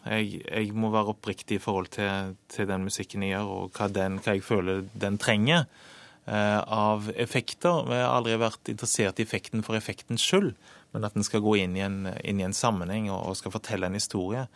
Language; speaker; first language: Norwegian; native; Norwegian